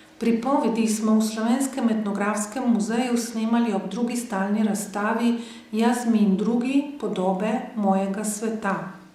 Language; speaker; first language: Slovenian; native; Slovenian